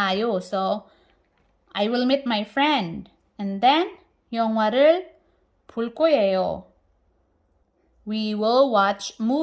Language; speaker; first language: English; non-native, local second language; Filipino